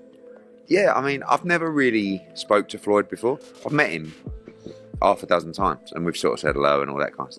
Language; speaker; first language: English; native; English